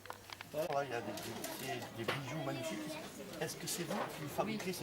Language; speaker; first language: French; native; French